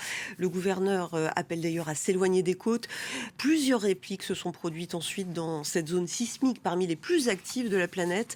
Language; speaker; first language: French; native; French